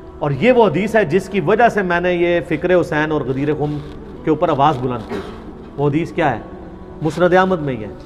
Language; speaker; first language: Urdu; non-native, local second language; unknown